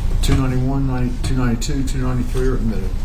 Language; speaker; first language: English; native; English